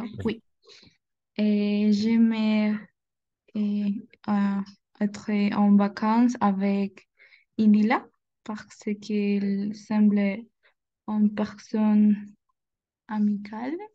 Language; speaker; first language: French; non-native, learner; Spanish